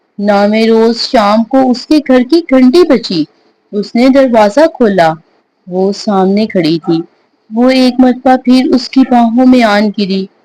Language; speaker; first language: Urdu; native; Urdu